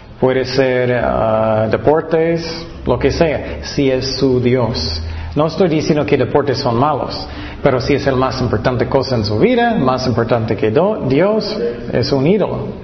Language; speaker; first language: Spanish; non-native, fluent; English